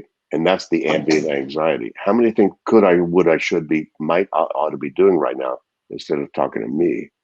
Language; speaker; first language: English; native; English